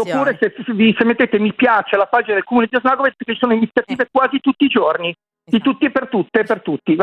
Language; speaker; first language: Italian; native; Italian